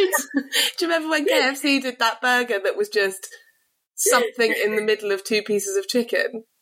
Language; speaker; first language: English; native; English